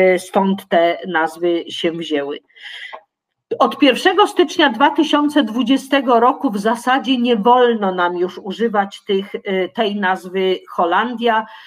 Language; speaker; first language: Polish; native; Polish